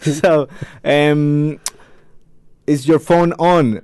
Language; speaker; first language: English; non-native, fluent; Spanish